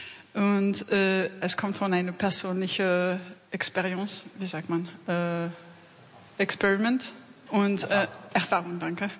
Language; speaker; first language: German; non-native, fluent; French